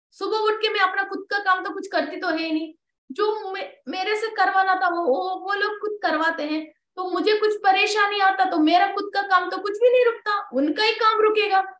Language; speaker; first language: Hindi; non-native, local second language; Telugu